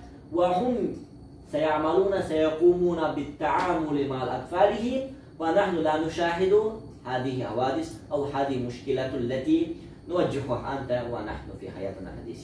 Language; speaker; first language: Arabic; non-native, learner; Uzbek